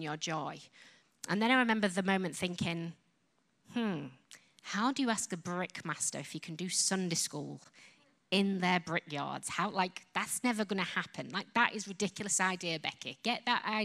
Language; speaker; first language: English; native; English